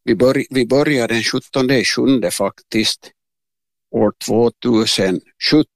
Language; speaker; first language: Swedish; native; Swedish